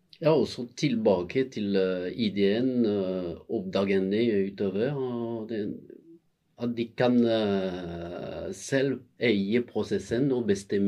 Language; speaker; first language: Norwegian; non-native, fluent; French